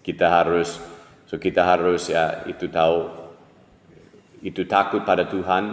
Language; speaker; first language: Indonesian; non-native, fluent; English